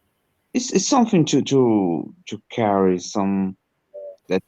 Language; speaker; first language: English; non-native, learner; Portuguese